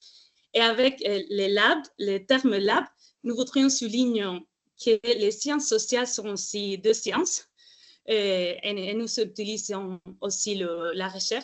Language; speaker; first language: French; non-native, fluent; Spanish